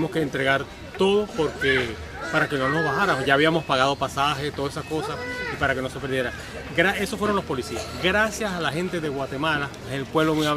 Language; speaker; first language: Spanish; native; Spanish